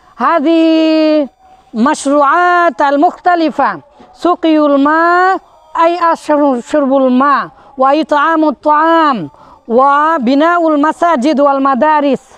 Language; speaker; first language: Arabic; non-native, fluent; Bangla